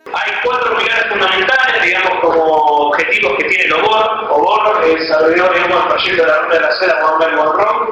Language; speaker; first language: Spanish; native; Spanish